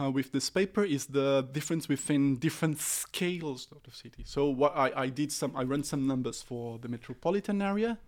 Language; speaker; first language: English; non-native, fluent; Portuguese